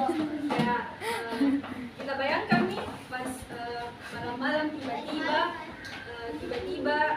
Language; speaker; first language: Indonesian; native; Indonesian